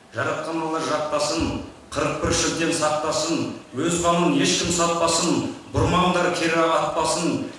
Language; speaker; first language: Kazakh; early bilingual, heritage; Kazakh